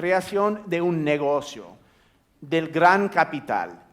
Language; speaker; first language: Spanish; non-native, fluent; English